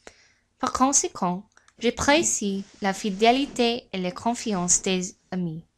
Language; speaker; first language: French; non-native, learner; English